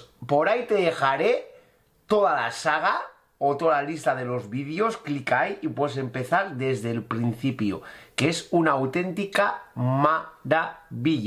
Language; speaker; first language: Spanish; native; Spanish